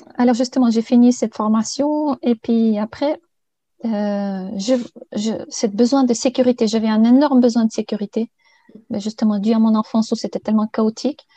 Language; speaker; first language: French; non-native, fluent; Bulgarian